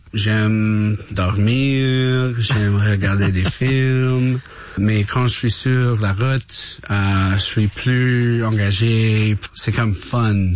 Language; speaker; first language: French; non-native, local second language; English